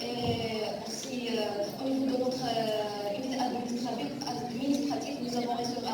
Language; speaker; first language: French; non-native, learner; Arabic